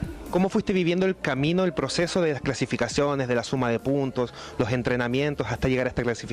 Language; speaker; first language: Spanish; native; Spanish